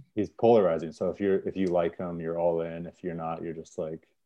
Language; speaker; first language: English; native; English